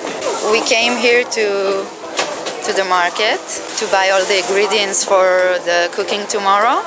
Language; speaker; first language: English; non-native, fluent; Hebrew